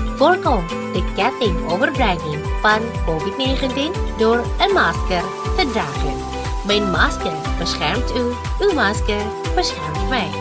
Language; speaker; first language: Dutch; non-native, fluent; Indonesian